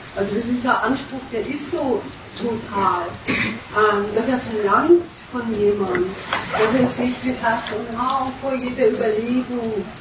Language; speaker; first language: German; early bilingual, other home language; Turkish